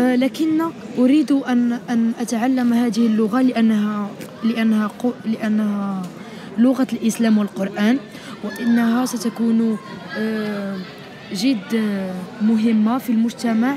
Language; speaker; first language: Arabic; early bilingual, heritage; French